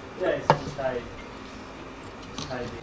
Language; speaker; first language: English; non-native, learner; Thai